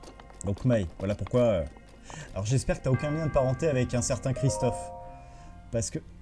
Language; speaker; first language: French; native; French